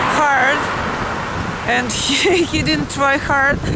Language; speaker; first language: English; non-native, fluent; Russian